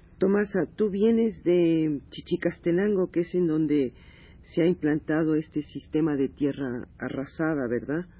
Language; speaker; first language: Spanish; native; Spanish